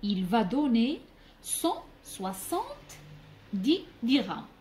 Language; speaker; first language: French; non-native, local second language; Arabic